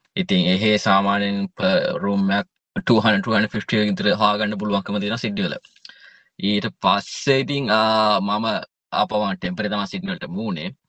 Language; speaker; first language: Sinhala; native; Sinhala